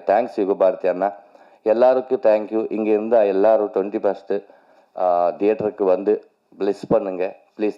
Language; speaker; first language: Tamil; non-native, learner; Telugu